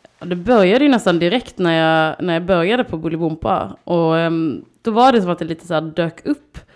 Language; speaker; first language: Swedish; native; Swedish